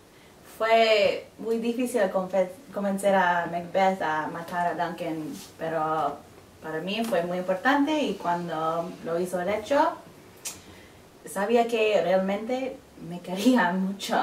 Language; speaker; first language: Spanish; non-native, learner; English